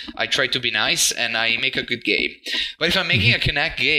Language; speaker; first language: English; non-native, fluent; Italian